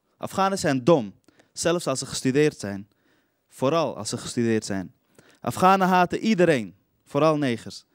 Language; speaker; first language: Dutch; early bilingual, other home language; Persian